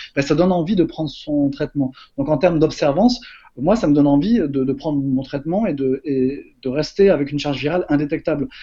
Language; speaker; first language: French; native; French